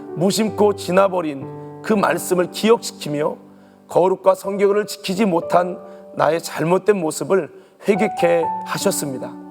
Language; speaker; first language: Korean; native; Korean